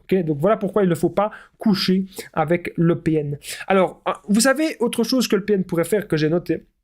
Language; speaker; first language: French; native; French